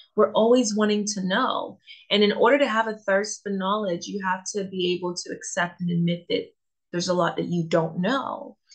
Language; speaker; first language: English; native; English